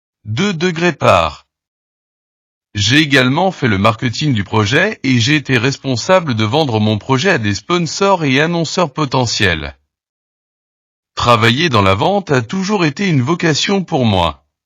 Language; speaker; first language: French; non-native, learner; Portuguese